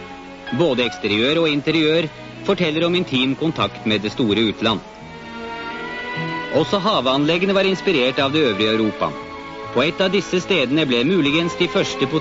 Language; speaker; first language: Norwegian; native; Norwegian